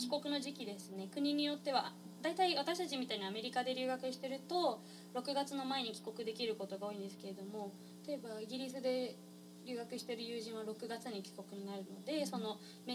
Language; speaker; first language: Japanese; native; Japanese